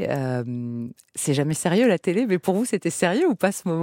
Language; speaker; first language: French; native; French